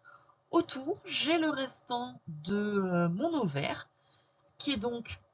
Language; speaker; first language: French; native; French